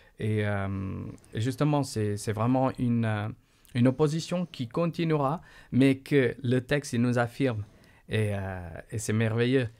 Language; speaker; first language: French; non-native, fluent; Portuguese